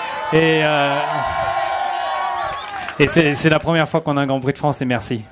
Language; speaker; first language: French; native; French